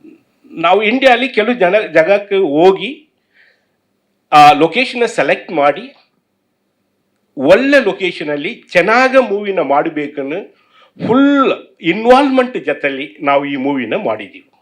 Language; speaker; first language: Kannada; non-native, learner; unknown